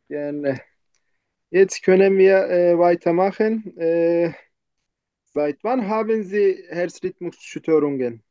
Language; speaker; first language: German; non-native, learner; Turkish